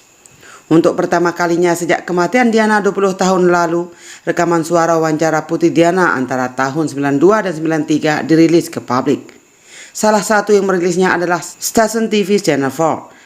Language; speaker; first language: Indonesian; native; Indonesian